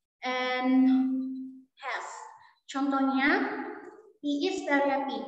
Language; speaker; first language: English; non-native, learner; Indonesian